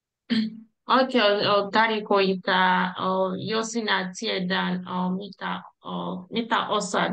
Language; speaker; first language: Finnish; non-native, learner; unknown